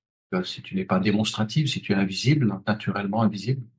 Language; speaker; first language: French; native; French